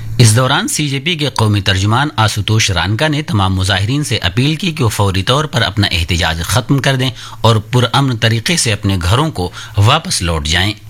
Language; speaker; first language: Urdu; native; Urdu